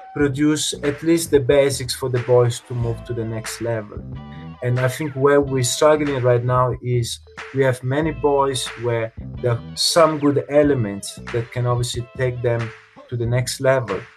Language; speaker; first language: English; non-native, fluent; Italian